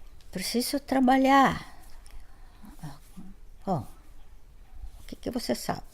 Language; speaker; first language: Portuguese; non-native, fluent; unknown